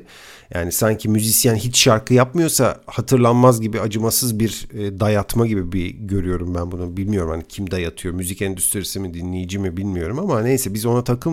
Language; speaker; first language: Turkish; native; Turkish